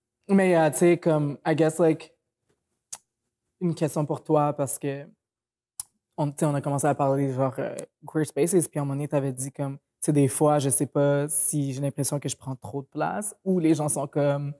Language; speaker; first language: French; native; French